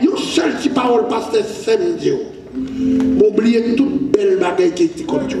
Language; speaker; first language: French; non-native, local second language; Haitian Creole